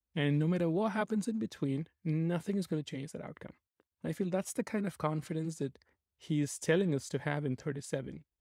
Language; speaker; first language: English; non-native, local second language; Malayalam